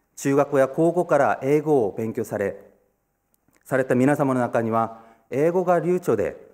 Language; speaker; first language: Japanese; non-native, fluent; Korean